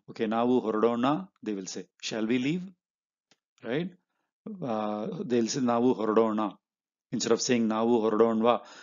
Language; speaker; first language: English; non-native, local second language; Hindi